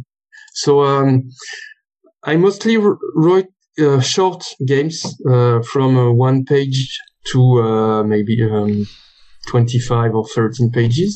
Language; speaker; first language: English; non-native, learner; French